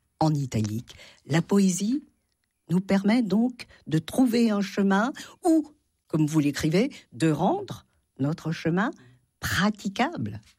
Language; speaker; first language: French; native; French